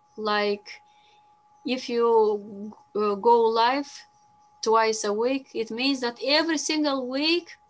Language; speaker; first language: English; non-native, fluent; Romanian